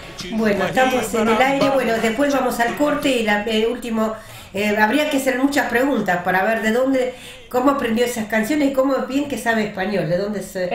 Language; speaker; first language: Spanish; early bilingual, heritage; Russian